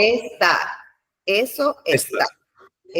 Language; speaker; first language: Spanish; non-native, fluent; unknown